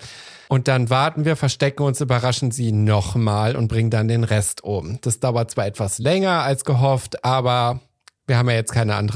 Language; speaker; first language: German; native; German